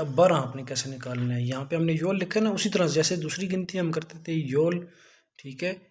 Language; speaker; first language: Urdu; non-native, local second language; Punjabi